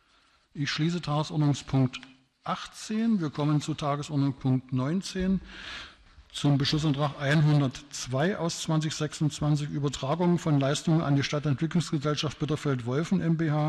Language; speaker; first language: German; native; German